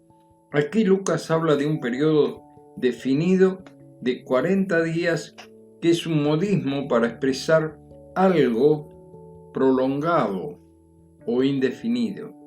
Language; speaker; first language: Spanish; native; Spanish